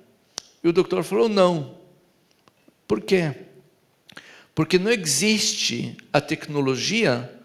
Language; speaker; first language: Portuguese; non-native, fluent; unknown